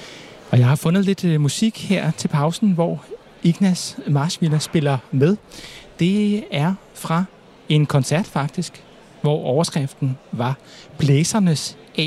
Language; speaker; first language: Danish; native; Danish